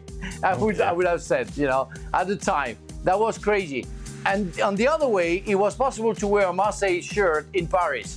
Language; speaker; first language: English; non-native, fluent; French